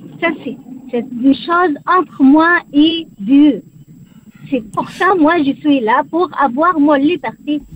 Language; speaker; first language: French; non-native, learner; Arabic